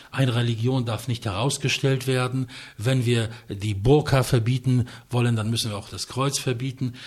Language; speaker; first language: German; non-native, fluent; Polish